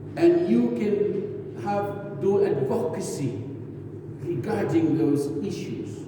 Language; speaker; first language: English; non-native, local second language; Afrikaans